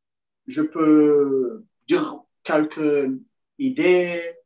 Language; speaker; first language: French; non-native, learner; Portuguese